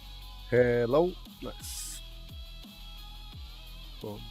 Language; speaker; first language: English; non-native, learner; Slovak